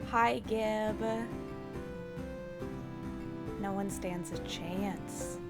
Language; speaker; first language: English; native; English